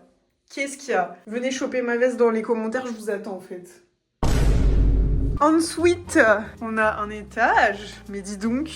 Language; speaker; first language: French; native; French